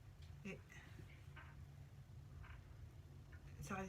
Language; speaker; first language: French; native; French